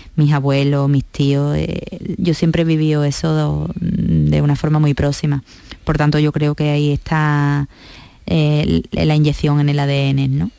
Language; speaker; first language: Spanish; native; Spanish